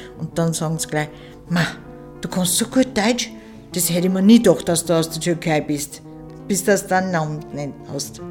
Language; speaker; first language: German; early bilingual, other home language; Turkish